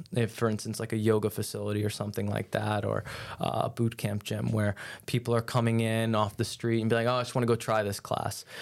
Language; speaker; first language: English; native; English